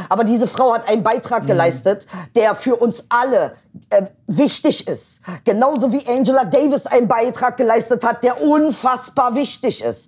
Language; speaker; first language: German; early bilingual, other home language; Turkish